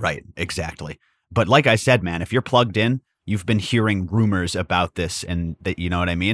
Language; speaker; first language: English; native; English